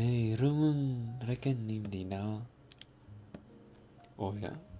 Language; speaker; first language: Korean; non-native, learner; English